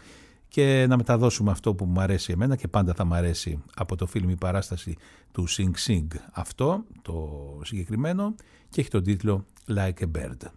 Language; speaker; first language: Greek; native; Greek